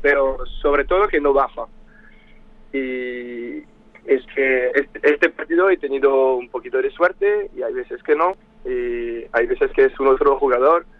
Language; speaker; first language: Spanish; non-native, fluent; French